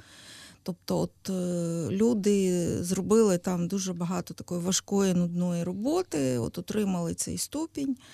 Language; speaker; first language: Ukrainian; native; Ukrainian